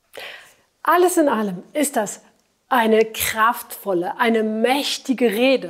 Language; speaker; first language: German; native; German